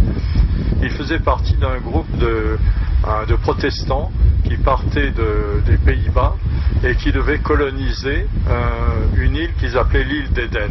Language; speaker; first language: French; native; French